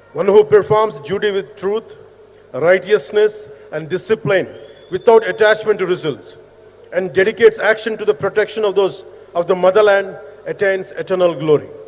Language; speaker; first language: English; non-native, local second language; Telugu